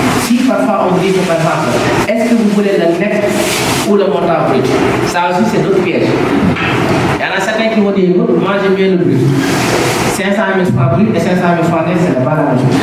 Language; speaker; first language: French; non-native, local second language; Wolof